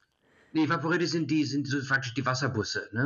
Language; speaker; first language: German; early bilingual, heritage; German